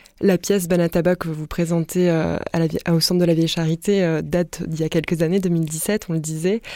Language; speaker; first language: French; native; French